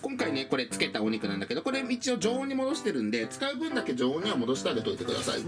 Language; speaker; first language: Japanese; native; Japanese